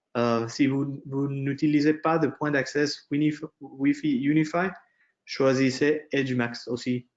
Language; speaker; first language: French; non-native, fluent; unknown